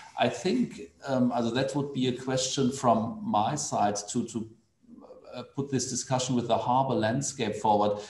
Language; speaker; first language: English; non-native, fluent; German